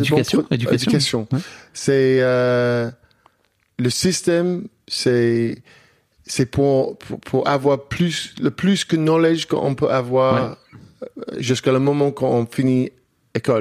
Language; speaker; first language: French; non-native, learner; English